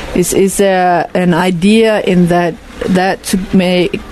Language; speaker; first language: English; non-native, fluent; Danish